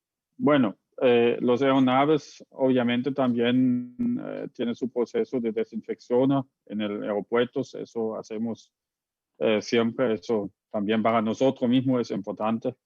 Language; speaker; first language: Spanish; non-native, fluent; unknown